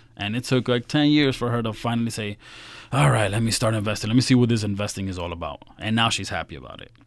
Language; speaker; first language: English; native; English